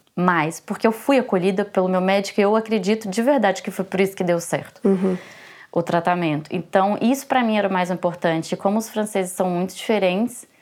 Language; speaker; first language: Portuguese; native; Portuguese